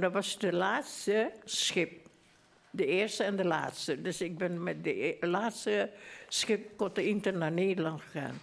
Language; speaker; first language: Dutch; early bilingual, other home language; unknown